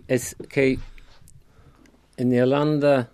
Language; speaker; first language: Spanish; non-native, fluent; English